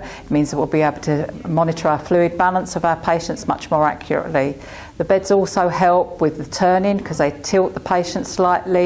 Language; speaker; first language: English; native; English